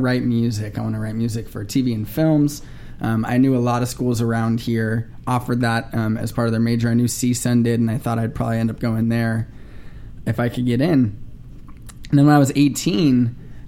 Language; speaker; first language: English; native; English